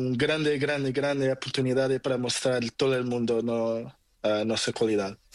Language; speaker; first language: Spanish; non-native, learner; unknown